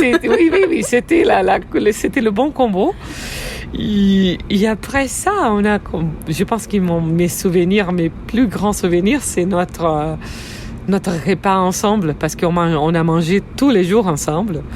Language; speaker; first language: French; non-native, learner; Portuguese